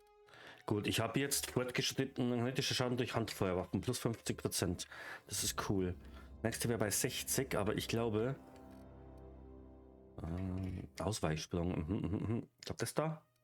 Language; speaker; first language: German; native; German